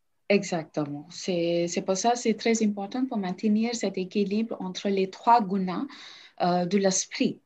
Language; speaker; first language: French; non-native, learner; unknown